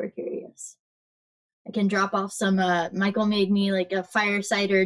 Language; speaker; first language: English; native; English